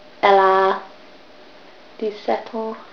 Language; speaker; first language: French; non-native, learner; English